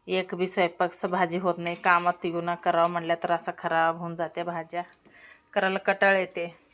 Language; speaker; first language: Marathi; native; Marathi